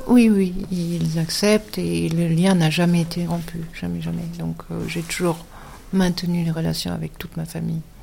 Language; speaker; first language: French; non-native, fluent; German